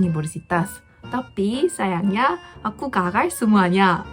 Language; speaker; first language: Indonesian; non-native, fluent; Korean